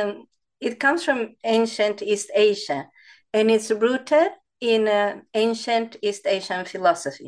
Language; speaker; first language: English; non-native, fluent; Spanish